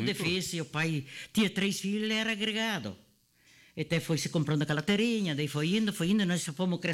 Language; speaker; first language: Portuguese; non-native, local second language; Italian